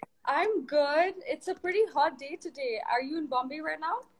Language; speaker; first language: English; non-native, local second language; Hindi